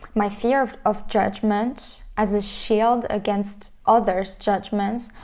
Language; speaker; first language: English; non-native, fluent; French